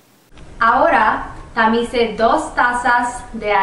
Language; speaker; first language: Spanish; non-native, learner; English